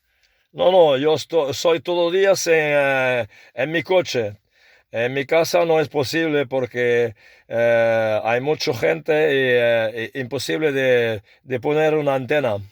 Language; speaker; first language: Spanish; non-native, learner; French